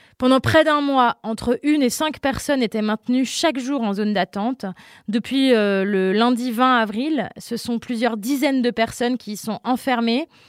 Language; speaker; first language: French; native; French